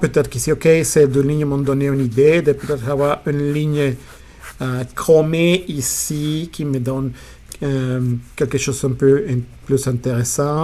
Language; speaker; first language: French; non-native, fluent; Spanish